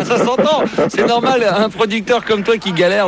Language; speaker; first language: French; native; French